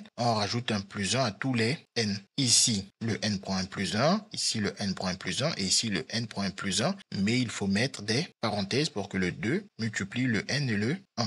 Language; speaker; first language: French; native; French